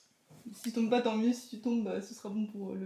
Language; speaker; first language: French; native; French